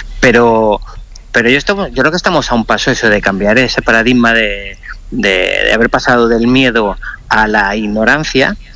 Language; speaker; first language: Spanish; non-native, local second language; Catalan